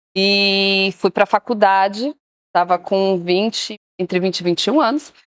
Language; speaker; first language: Portuguese; native; Portuguese